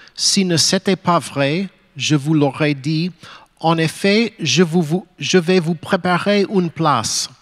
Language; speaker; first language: French; non-native, fluent; English